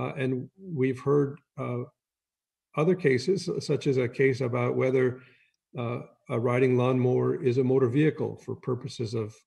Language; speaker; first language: English; native; English